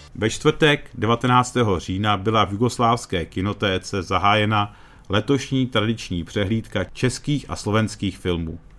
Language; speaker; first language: Czech; early bilingual, heritage; Czech